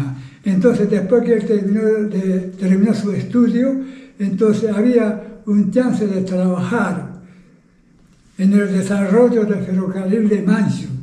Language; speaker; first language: Spanish; non-native, fluent; Japanese